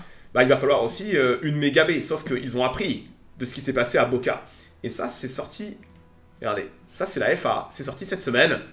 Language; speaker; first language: French; native; French